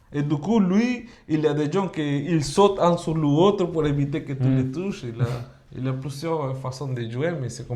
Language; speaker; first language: French; non-native, fluent; Spanish